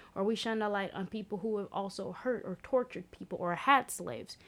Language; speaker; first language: English; native; English